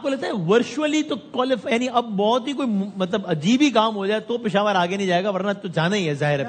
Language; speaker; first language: Urdu; native; Urdu